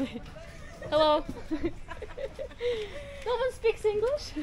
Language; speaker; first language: English; non-native, fluent; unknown